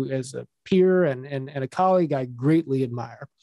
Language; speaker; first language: English; native; English